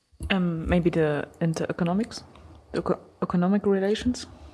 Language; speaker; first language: English; non-native, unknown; German